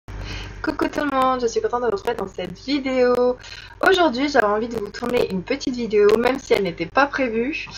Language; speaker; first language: French; native; French